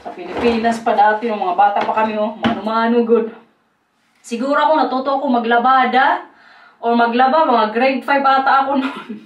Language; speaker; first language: Filipino; non-native, local second language; Waray